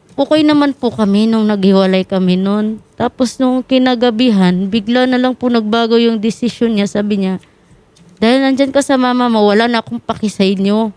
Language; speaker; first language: Filipino; native; Filipino